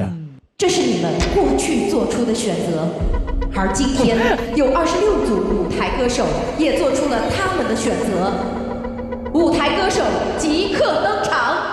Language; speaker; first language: Chinese; native; Chinese